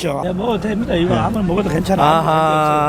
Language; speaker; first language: Korean; native; Korean